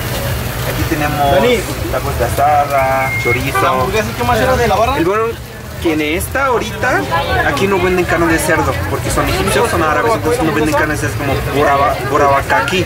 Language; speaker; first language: Spanish; non-native, learner; Arabic